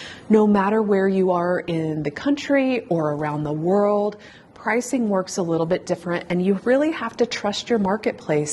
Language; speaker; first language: English; native; English